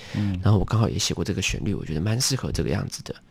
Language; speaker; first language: Chinese; native; Chinese